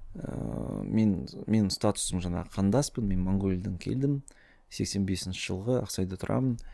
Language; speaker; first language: Kazakh; non-native, local second language; Russian